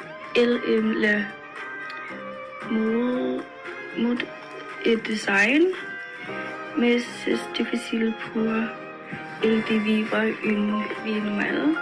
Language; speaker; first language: French; non-native, learner; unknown